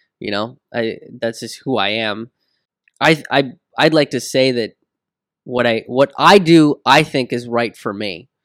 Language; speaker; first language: English; early bilingual, other home language; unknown